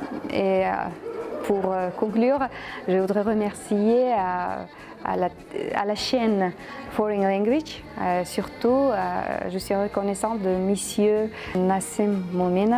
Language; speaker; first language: French; non-native, fluent; Uzbek